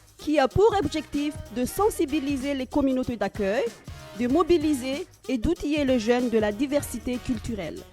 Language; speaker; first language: French; non-native, local second language; Malagasy